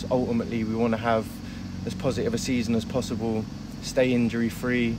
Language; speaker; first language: English; native; English